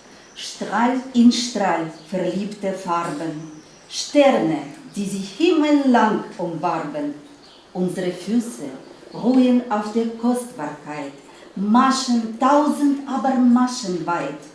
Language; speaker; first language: German; native; German